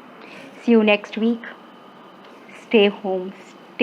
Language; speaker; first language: English; non-native, local second language; Hindi